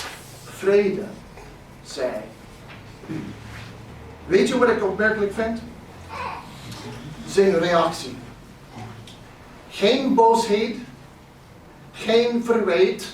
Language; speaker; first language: Dutch; non-native, fluent; English